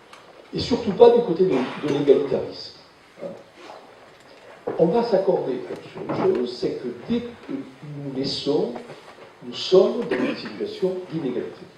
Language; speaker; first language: French; native; French